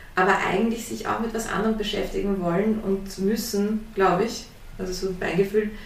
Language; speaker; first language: German; early bilingual, heritage; German